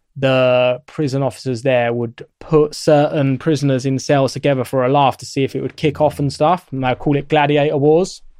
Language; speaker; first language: English; native; English